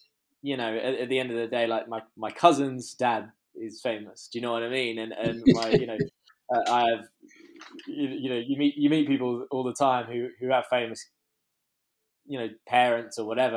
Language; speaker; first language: English; native; English